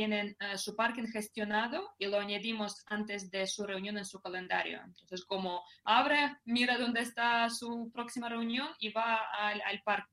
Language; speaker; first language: Spanish; non-native, fluent; Russian